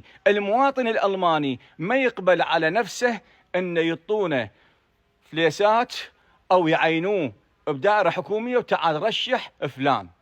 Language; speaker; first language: Arabic; native; Arabic